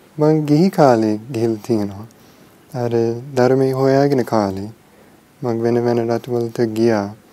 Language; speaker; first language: Sinhala; non-native, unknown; English